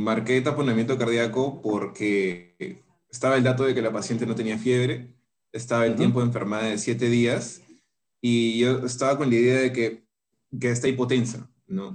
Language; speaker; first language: Spanish; native; Spanish